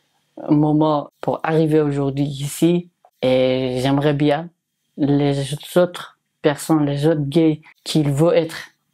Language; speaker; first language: French; non-native, learner; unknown